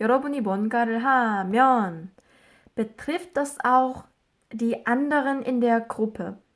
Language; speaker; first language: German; non-native, fluent; Korean